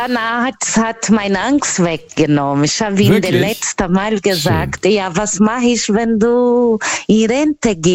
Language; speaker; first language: German; non-native, learner; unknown